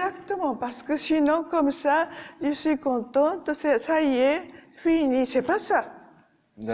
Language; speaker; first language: French; non-native, learner; Japanese